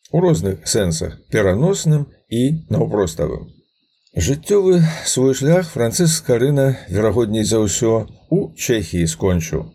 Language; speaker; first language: Belarusian; native; Belarusian